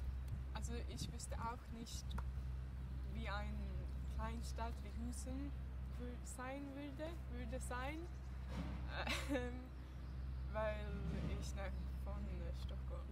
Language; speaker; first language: German; non-native, learner; Swedish